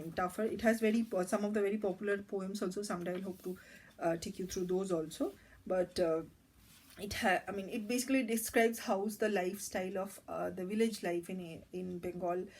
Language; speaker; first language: English; non-native, local second language; Bangla